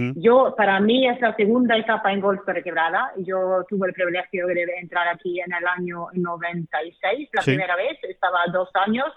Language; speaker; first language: Spanish; non-native, fluent; Swedish